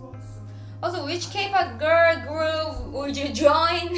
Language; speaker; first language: English; non-native, learner; Korean